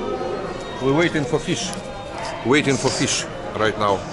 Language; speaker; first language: English; non-native, learner; Russian